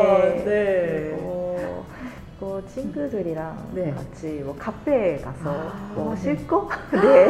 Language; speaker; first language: Korean; non-native, fluent; Japanese